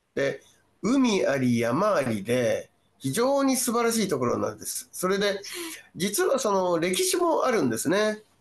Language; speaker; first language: Japanese; native; Japanese